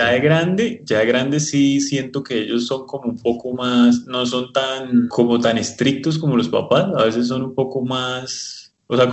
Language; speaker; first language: Spanish; native; Spanish